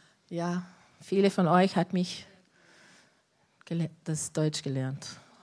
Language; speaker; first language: German; non-native, learner; English